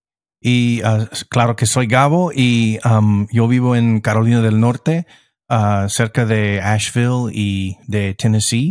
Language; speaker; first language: Spanish; non-native, fluent; English